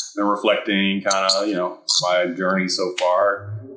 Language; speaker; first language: English; early bilingual, other home language; German